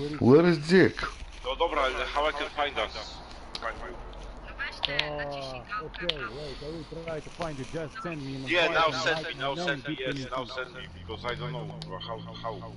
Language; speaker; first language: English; non-native, learner; Polish